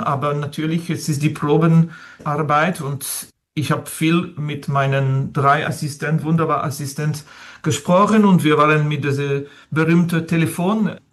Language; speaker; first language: German; non-native, learner; French